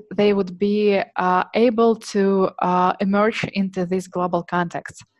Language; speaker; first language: English; non-native, fluent; Russian